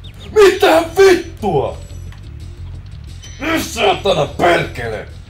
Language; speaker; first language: Finnish; native; Finnish